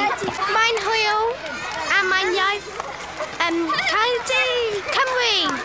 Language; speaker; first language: Welsh; non-native, local second language; English